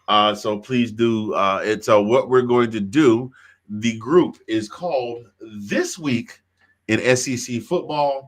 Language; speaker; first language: English; native; English